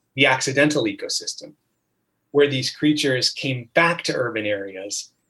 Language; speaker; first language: English; native; English